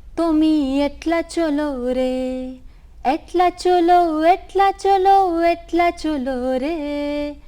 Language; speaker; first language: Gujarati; native; Gujarati